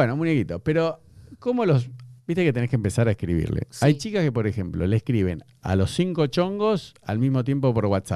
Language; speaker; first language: Spanish; native; Spanish